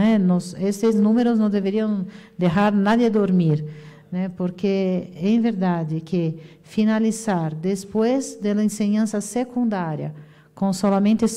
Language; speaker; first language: Spanish; non-native, fluent; Portuguese